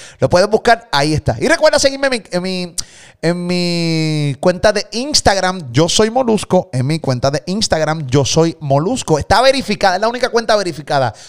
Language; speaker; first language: Spanish; native; Spanish